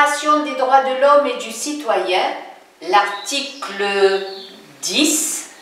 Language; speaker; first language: French; native; French